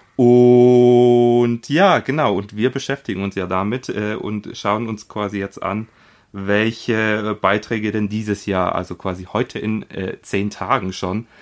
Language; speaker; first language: German; non-native, fluent; Polish